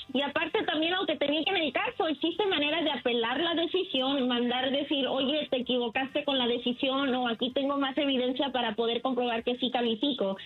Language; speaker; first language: Spanish; early bilingual, heritage; Spanish